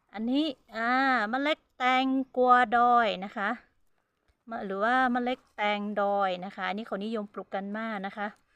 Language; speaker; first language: Thai; non-native, local second language; Hmong